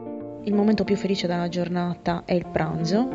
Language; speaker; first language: Italian; native; Italian